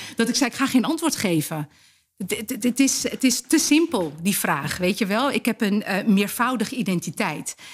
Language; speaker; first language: Dutch; early bilingual, other home language; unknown